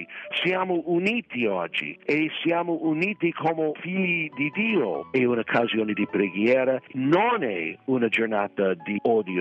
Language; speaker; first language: Italian; non-native, fluent; English